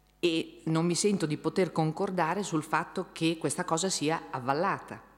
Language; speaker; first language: Italian; native; Italian